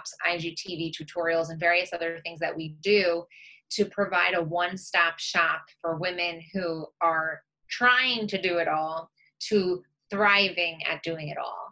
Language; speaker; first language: English; native; English